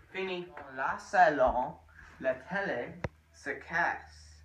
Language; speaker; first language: French; non-native, learner; English